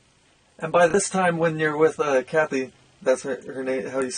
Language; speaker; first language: English; native; English